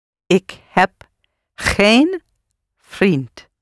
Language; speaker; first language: Dutch; non-native, learner; English